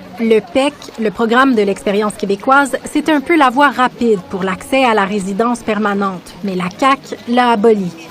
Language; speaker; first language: French; native; French